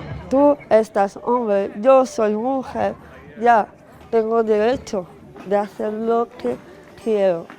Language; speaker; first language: Spanish; non-native, learner; Arabic